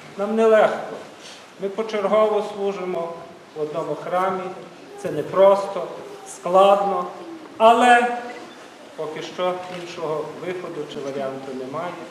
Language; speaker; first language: Ukrainian; native; Ukrainian